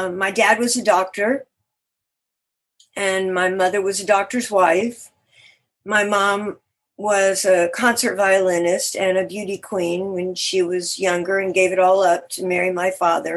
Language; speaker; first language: English; native; English